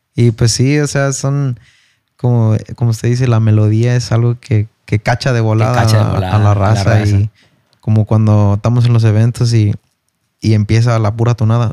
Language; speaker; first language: Spanish; early bilingual, heritage; Spanish